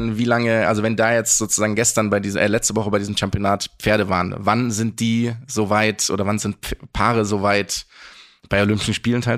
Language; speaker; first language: German; native; German